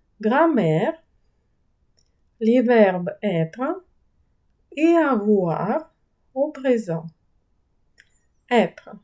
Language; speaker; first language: French; non-native, fluent; Ukrainian